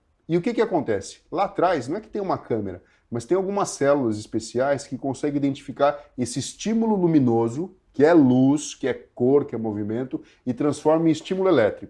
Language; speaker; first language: Portuguese; native; Portuguese